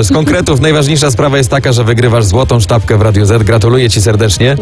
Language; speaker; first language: Polish; native; Polish